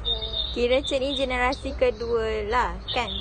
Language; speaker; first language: Malay; native; Malay